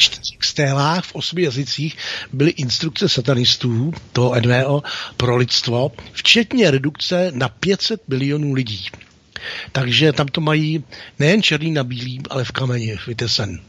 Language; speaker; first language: Czech; native; Czech